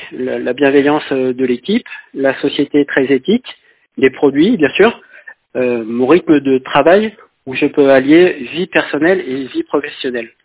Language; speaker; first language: French; native; French